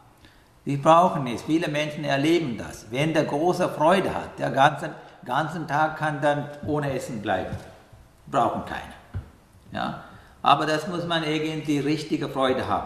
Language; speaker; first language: German; non-native, fluent; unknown